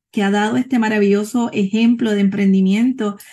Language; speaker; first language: Spanish; native; Spanish